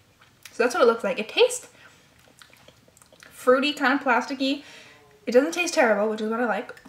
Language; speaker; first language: English; native; English